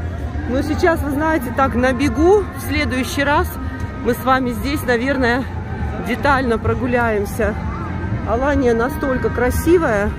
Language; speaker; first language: Russian; native; Russian